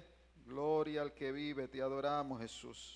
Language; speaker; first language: Spanish; native; Spanish